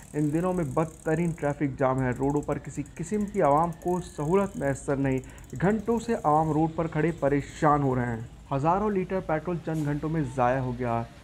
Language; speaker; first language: Urdu; native; Urdu